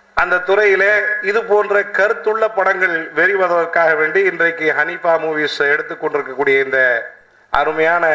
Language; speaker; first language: Tamil; native; Tamil